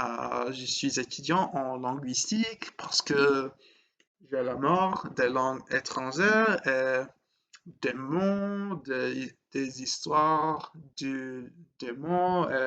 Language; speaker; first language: French; non-native, learner; English